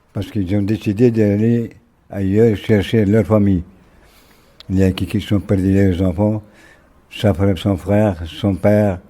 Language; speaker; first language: French; non-native, local second language; Arabic